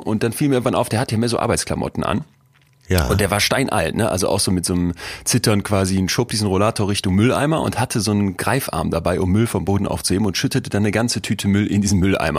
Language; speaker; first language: German; native; German